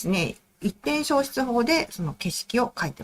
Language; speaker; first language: Japanese; native; Japanese